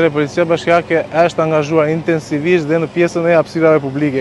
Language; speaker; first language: Albanian; native; Albanian